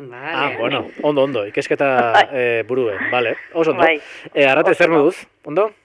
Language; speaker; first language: Basque; native; Basque